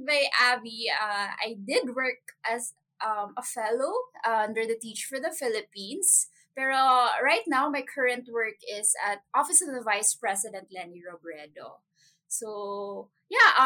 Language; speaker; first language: English; non-native, local second language; Cebuano